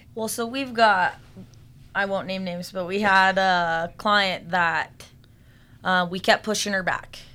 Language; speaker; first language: English; native; English